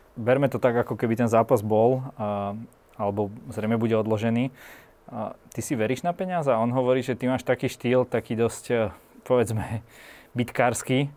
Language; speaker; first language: Slovak; native; Slovak